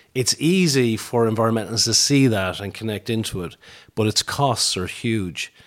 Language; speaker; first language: English; native; English